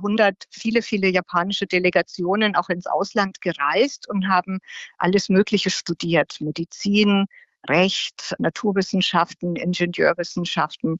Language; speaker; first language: German; native; German